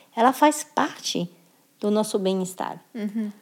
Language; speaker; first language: Portuguese; non-native, fluent; French